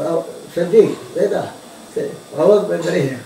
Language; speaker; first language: Hebrew; non-native, learner; Arabic